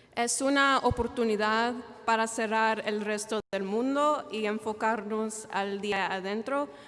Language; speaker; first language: Spanish; early bilingual, heritage; Spanish